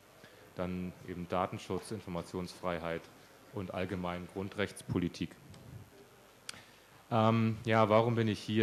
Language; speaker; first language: German; native; German